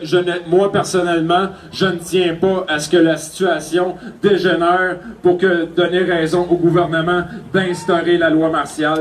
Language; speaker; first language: French; native; French